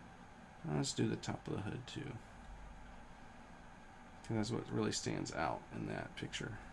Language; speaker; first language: English; native; English